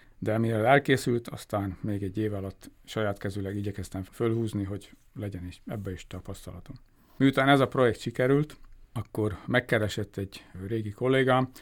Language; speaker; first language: Hungarian; native; Hungarian